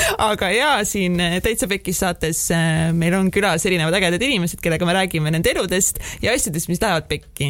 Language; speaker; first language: Estonian; native; Estonian